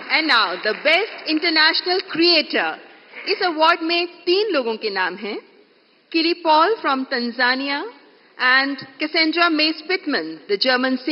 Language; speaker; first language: Hindi; native; Hindi